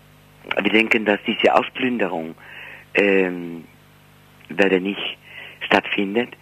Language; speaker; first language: German; non-native, fluent; Spanish